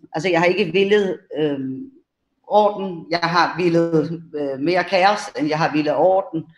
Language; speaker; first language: Danish; early bilingual, other home language; Persian